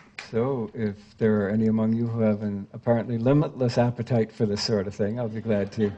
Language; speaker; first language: English; native; English